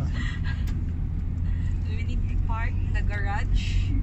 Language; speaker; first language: English; non-native, local second language; Filipino